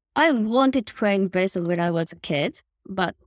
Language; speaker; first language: English; non-native, learner; Japanese